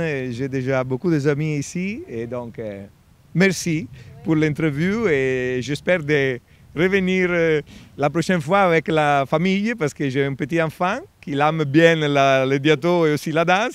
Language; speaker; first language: French; non-native, fluent; Italian